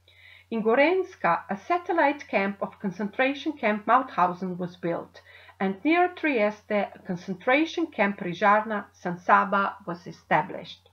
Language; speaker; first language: English; non-native, fluent; Slovenian